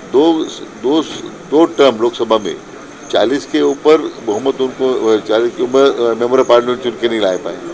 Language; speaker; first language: Hindi; non-native, local second language; Marathi